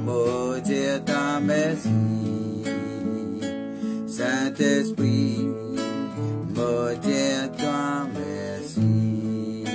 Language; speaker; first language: French; non-native, learner; Morisyen